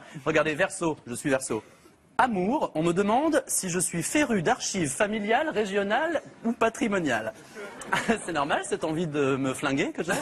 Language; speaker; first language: French; native; French